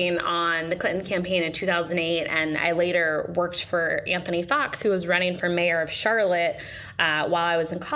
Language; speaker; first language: English; native; English